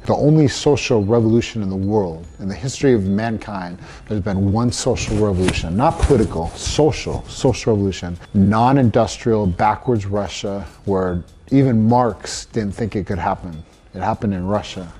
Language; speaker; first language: English; native; English